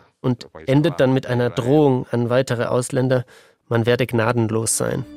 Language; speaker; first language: German; native; German